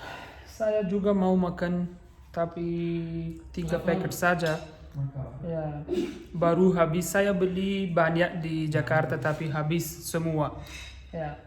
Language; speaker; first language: Indonesian; non-native, learner; Pashto